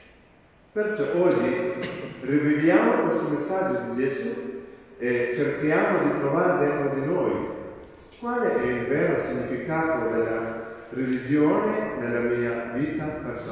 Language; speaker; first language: Italian; non-native, fluent; Malayalam